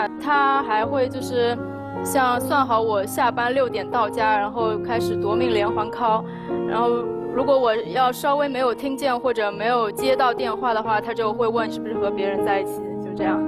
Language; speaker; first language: Chinese; native; Chinese